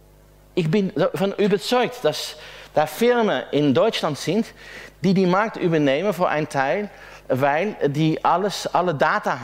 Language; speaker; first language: German; non-native, learner; Dutch